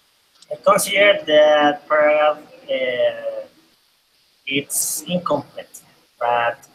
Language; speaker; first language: English; non-native, learner; Spanish